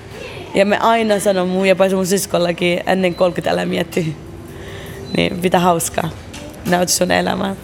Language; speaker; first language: Finnish; early bilingual, other home language; Arabic